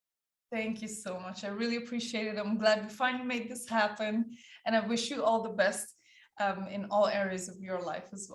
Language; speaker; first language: English; early bilingual, other home language; Persian